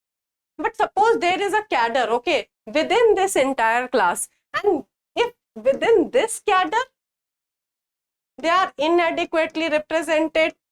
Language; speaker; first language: English; non-native, local second language; Hindi